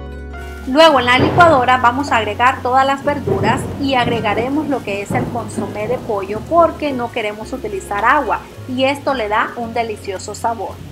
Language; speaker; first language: Spanish; native; Spanish